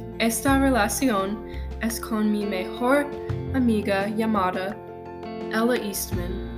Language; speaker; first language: Spanish; non-native, learner; English